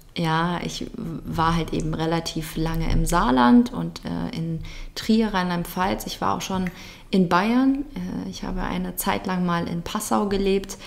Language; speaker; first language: German; early bilingual, other home language; Russian